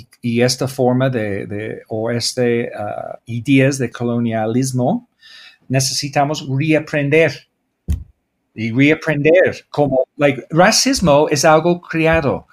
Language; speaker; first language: Spanish; non-native, learner; English